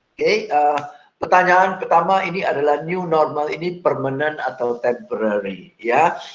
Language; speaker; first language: Indonesian; non-native, fluent; English